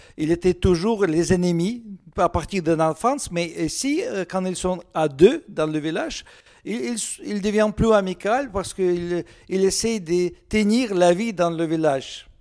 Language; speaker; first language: French; non-native, learner; Russian